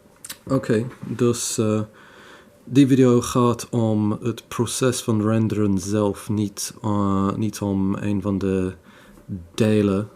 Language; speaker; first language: Dutch; non-native, fluent; English